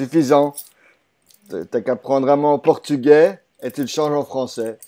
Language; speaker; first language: French; native; French